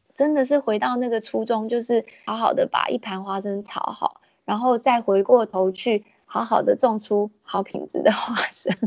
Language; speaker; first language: Chinese; native; Chinese